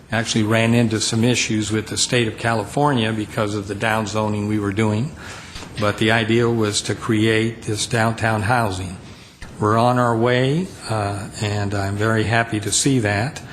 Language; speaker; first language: English; native; English